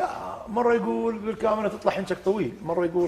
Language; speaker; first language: Arabic; native; Arabic